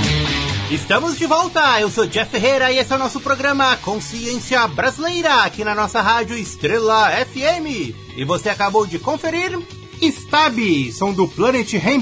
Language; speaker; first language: Portuguese; native; Portuguese